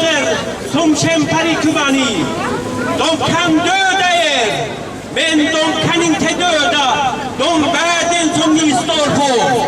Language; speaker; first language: Swedish; non-native, fluent; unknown